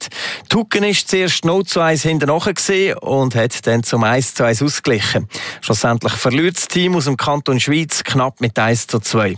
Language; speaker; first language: German; native; German